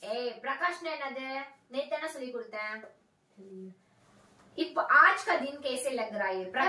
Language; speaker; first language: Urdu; non-native, local second language; Tamil